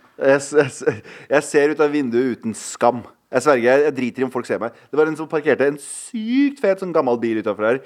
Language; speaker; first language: Norwegian; early bilingual, other home language; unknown